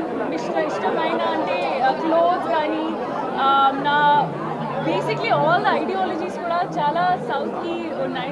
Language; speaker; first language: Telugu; non-native, local second language; Hindi